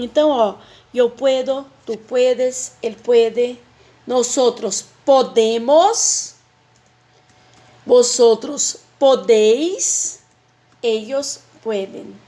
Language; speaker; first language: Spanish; non-native, fluent; Portuguese